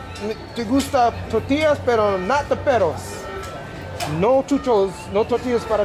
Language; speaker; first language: Spanish; non-native, learner; English